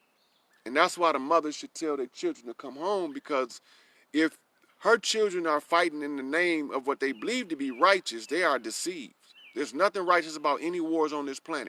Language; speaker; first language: English; native; English